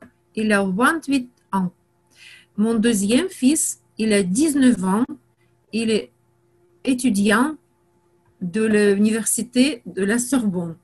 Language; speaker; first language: French; non-native, learner; Russian